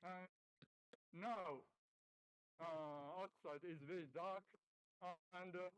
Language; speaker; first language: English; non-native, learner; Japanese